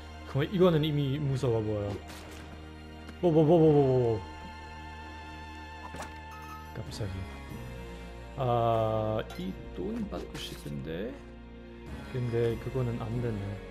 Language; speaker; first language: Korean; non-native, fluent; German